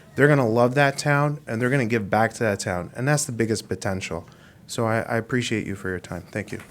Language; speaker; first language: English; native; English